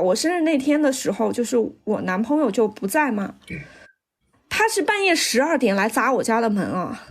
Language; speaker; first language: Chinese; native; Chinese